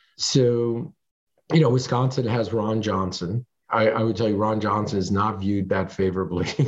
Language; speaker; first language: English; early bilingual, other home language; French